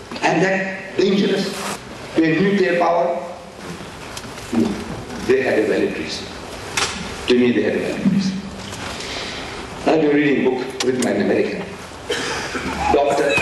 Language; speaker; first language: English; non-native, local second language; Gujarati